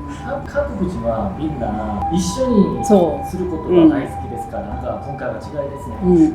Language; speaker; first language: Japanese; non-native, learner; Korean